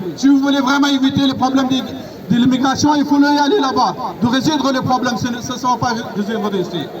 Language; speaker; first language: French; non-native, fluent; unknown